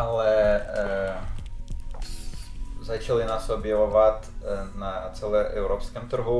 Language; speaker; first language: Czech; non-native, fluent; Russian